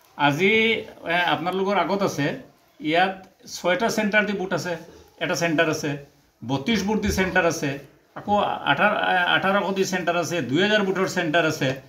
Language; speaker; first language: Assamese; non-native, local second language; Bangla